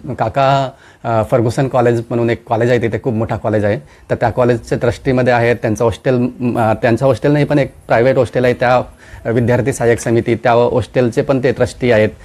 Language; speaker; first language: Marathi; non-native, local second language; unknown